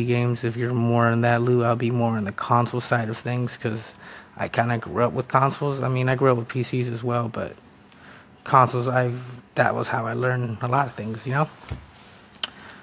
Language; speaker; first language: English; early bilingual, other home language; Spanish